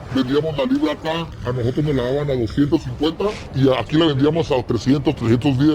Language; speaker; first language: Spanish; native; Spanish